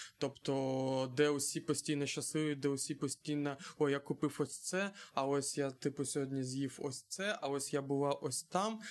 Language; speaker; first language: Ukrainian; non-native, local second language; Russian